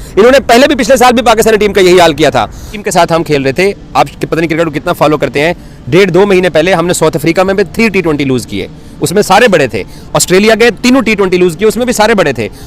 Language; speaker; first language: Urdu; non-native, local second language; Punjabi